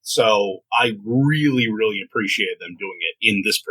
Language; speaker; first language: English; native; English